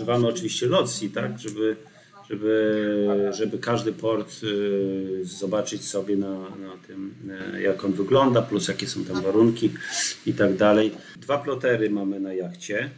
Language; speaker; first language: Polish; native; Polish